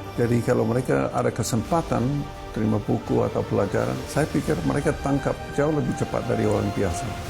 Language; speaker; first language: Indonesian; non-native, fluent; English